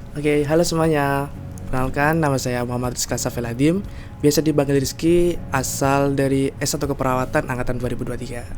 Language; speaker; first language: Indonesian; native; Indonesian